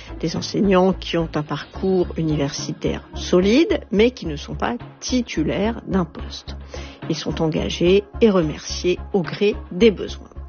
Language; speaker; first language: French; native; French